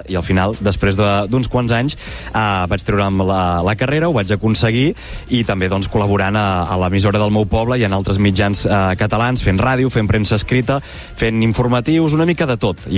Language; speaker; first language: Catalan; native; Catalan